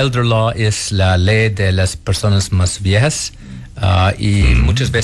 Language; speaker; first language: Spanish; non-native, learner; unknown